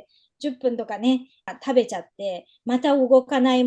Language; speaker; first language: Japanese; native; Japanese